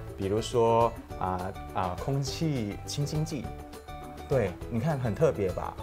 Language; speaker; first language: Chinese; native; Chinese